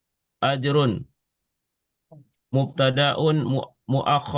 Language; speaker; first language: Arabic; non-native, learner; Indonesian